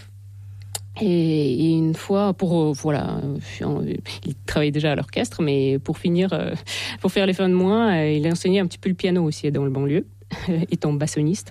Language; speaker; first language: French; non-native, fluent; Russian